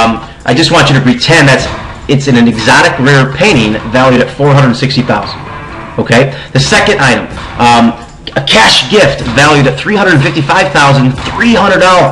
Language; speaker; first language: English; native; English